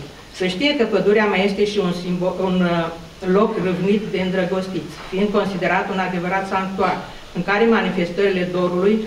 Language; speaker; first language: Romanian; native; Romanian